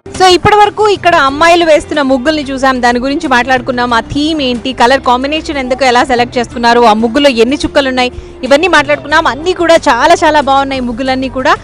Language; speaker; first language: Telugu; native; Telugu